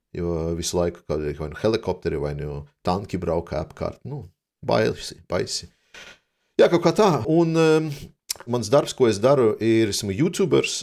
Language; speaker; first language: Latvian; non-native, local second language; Russian